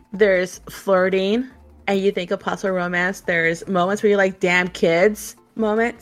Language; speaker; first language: English; native; English